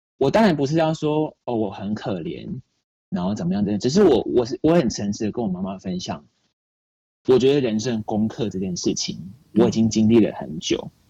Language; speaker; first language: Chinese; native; Chinese